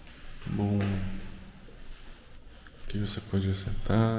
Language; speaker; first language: Portuguese; non-native, learner; Russian